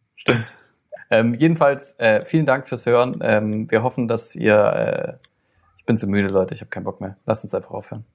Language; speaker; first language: German; early bilingual, other home language; Turkish